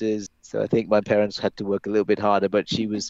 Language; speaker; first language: English; native; English